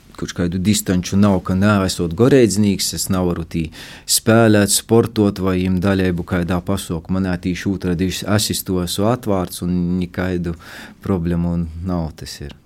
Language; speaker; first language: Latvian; native; Latvian